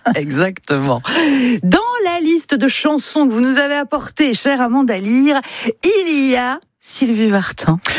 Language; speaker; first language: French; native; French